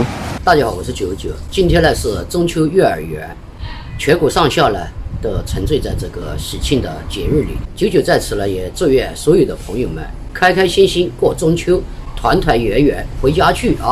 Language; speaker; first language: Chinese; native; Chinese